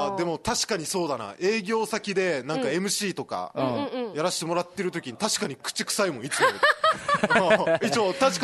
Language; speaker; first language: Japanese; native; Japanese